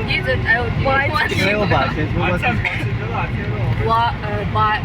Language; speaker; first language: English; non-native, learner; Russian